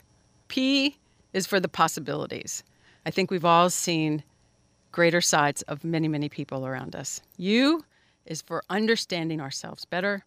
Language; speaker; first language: English; native; English